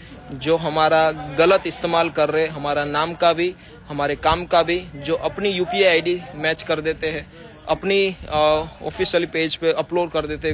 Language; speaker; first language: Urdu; non-native, local second language; Gujarati